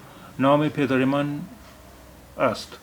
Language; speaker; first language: Persian; non-native, fluent; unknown